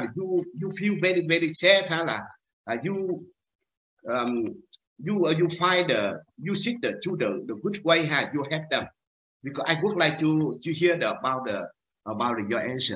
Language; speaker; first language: English; non-native, learner; Vietnamese